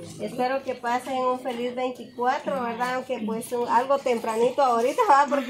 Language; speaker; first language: Spanish; native; Spanish